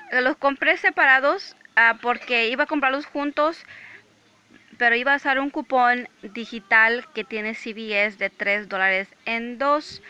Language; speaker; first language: Spanish; early bilingual, other home language; English